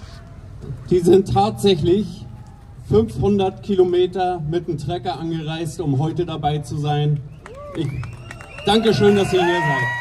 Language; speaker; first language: German; native; German